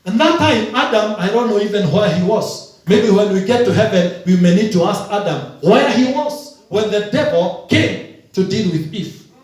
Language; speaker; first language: English; non-native, local second language; Swahili